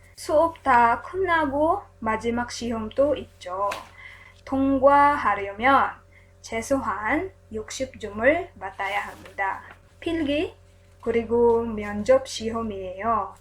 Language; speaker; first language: Korean; non-native, learner; Filipino